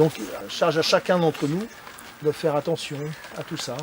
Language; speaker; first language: French; native; French